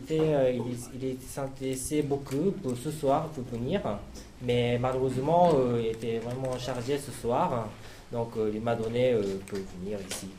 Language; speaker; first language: French; non-native, learner; Japanese